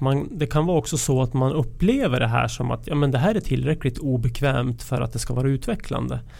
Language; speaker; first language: Swedish; native; Swedish